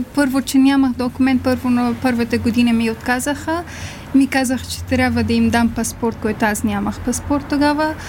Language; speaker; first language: Bulgarian; non-native, fluent; Persian